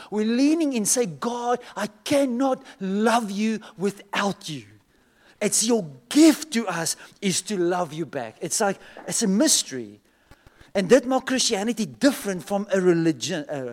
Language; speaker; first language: English; non-native, local second language; Afrikaans